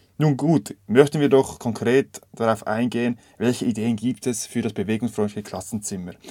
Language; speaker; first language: German; native; German